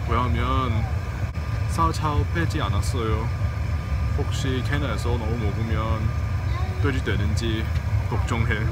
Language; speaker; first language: Korean; non-native, learner; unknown